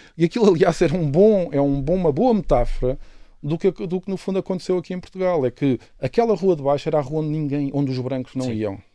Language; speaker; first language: Portuguese; native; Portuguese